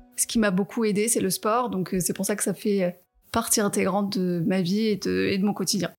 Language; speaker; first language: French; native; French